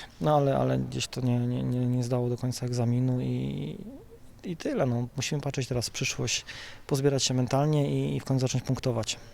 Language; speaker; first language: Polish; native; Polish